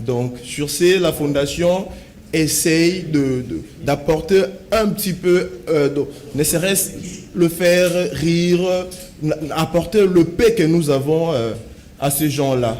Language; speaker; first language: French; non-native, local second language; Lingala